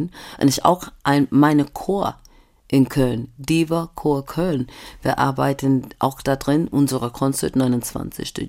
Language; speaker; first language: German; non-native, fluent; English